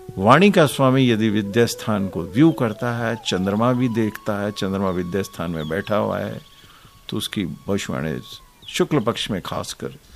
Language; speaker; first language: Hindi; native; Hindi